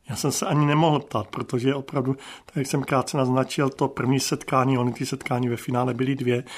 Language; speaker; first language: Czech; native; Czech